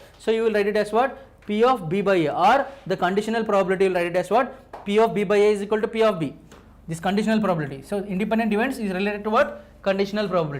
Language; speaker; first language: English; non-native, local second language; Telugu